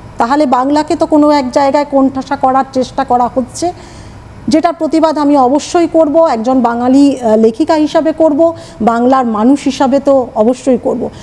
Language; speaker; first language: Bangla; native; Bangla